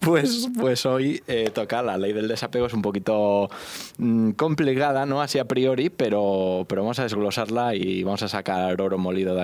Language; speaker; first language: Spanish; native; Spanish